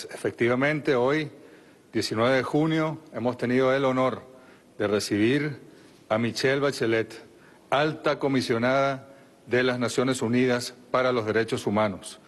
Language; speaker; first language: Spanish; native; Spanish